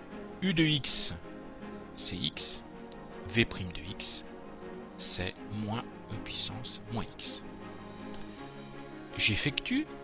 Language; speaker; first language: French; native; French